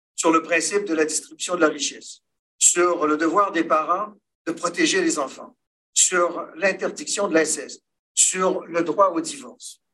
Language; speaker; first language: French; native; French